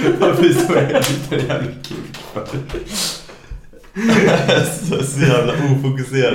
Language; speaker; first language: Swedish; native; Swedish